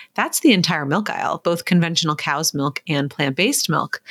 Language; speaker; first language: English; native; English